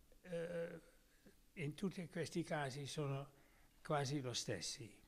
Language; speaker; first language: Italian; non-native, learner; Dutch